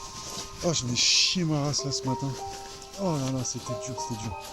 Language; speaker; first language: French; native; French